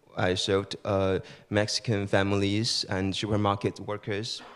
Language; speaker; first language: English; early bilingual, other home language; Chinese